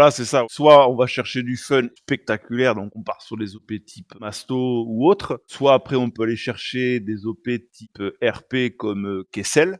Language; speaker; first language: French; native; French